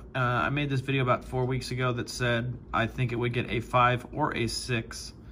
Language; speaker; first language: English; native; English